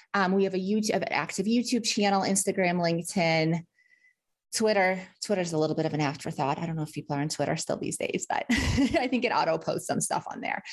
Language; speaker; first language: English; early bilingual, other home language; Russian